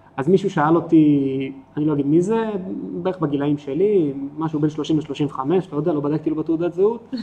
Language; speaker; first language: Hebrew; native; Hebrew